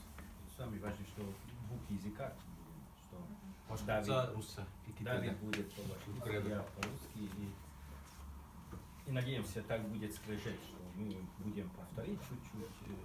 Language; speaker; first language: Russian; non-native, fluent; Hungarian